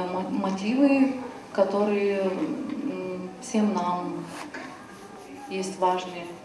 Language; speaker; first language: Russian; non-native, fluent; Lithuanian